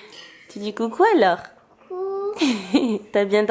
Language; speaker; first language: French; native; French